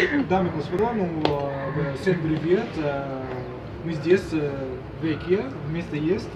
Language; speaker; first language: Russian; non-native, learner; Arabic